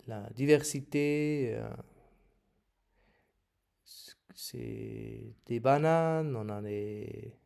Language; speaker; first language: French; non-native, learner; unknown